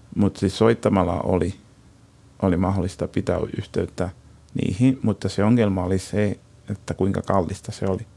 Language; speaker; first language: Finnish; non-native, fluent; Spanish